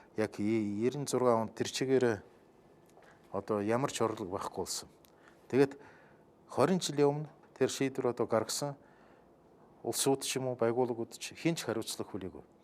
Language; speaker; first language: Mongolian; non-native, fluent; Russian